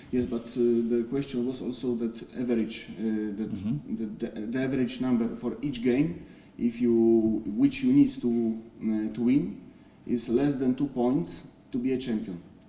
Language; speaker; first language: English; non-native, fluent; Polish